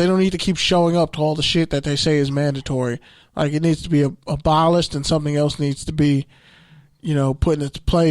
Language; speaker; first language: English; native; English